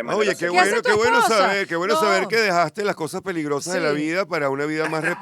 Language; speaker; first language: Spanish; native; Spanish